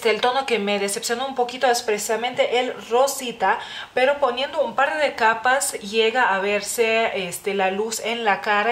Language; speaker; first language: Spanish; non-native, fluent; Lithuanian